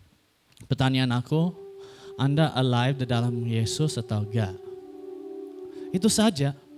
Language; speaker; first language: Indonesian; non-native, fluent; English